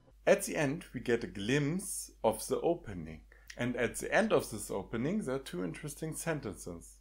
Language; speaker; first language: English; non-native, fluent; German